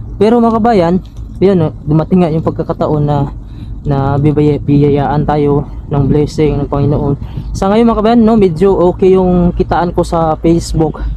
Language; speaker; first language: Filipino; native; Filipino